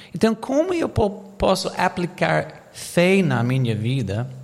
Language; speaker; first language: Portuguese; non-native, fluent; English